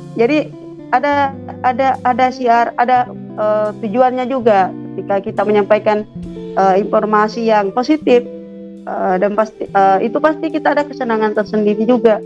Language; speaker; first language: Indonesian; native; Indonesian